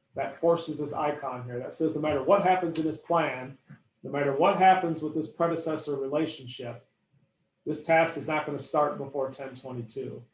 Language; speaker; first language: English; native; English